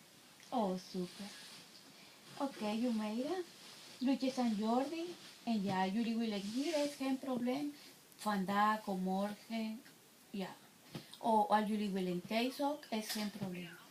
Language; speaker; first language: Dutch; non-native, learner; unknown